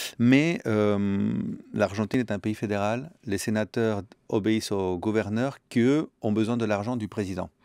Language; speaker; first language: French; early bilingual, other home language; Spanish